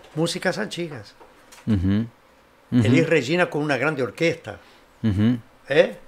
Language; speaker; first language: Portuguese; non-native, fluent; Spanish